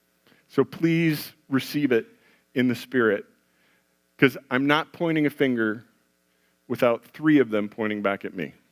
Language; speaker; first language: English; native; English